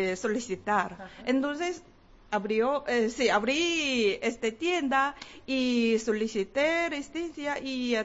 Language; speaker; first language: Spanish; non-native, learner; Korean